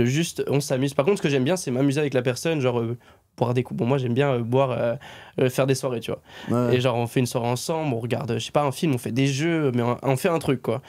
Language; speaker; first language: French; native; French